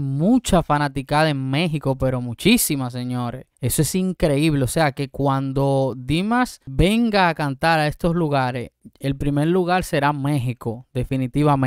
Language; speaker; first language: Spanish; native; Spanish